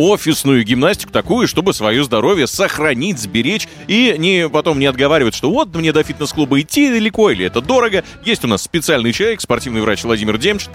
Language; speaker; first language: Russian; native; Russian